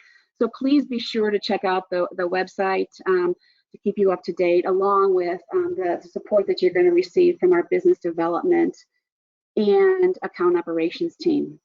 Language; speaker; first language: English; native; English